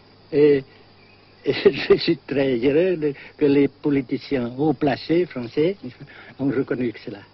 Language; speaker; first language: French; non-native, fluent; Vietnamese